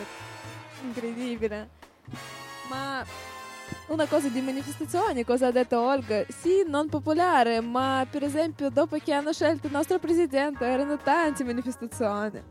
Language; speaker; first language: Italian; non-native, learner; Russian